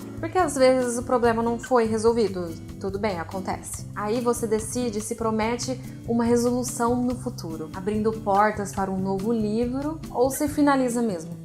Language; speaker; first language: Portuguese; native; Portuguese